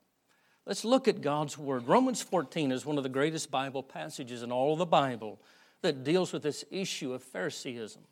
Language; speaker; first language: English; native; English